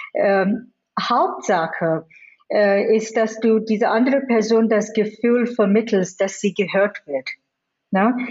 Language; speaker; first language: German; non-native, fluent; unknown